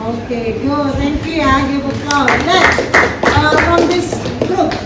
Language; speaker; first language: English; non-native, fluent; Indonesian